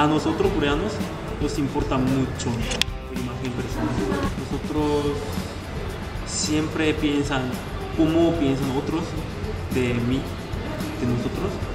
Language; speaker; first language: Spanish; non-native, fluent; Korean